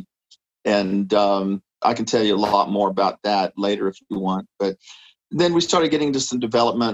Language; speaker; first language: English; native; English